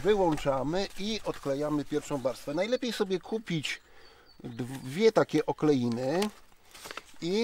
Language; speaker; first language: Polish; native; Polish